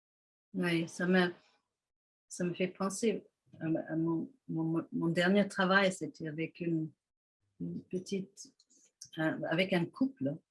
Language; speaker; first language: French; non-native, fluent; English